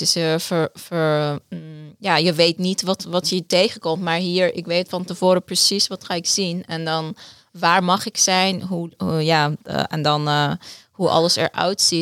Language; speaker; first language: Dutch; non-native, fluent; Persian